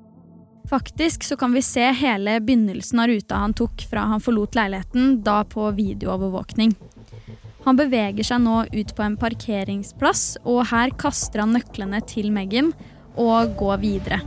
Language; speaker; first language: Norwegian; native; Norwegian